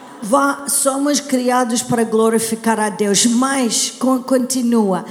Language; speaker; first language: Portuguese; non-native, learner; English